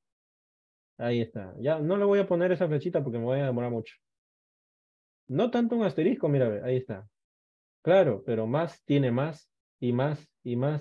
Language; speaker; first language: Spanish; native; Spanish